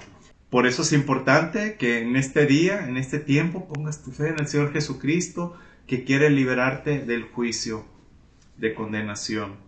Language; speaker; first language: Spanish; native; Spanish